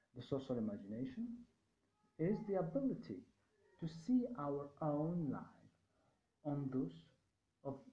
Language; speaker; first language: English; non-native, fluent; Arabic